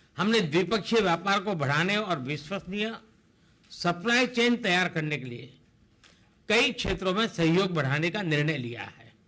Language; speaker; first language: Hindi; non-native, local second language; Gujarati